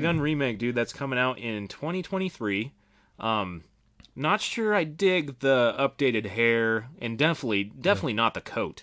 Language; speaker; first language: English; native; English